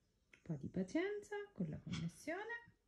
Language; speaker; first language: Italian; native; Italian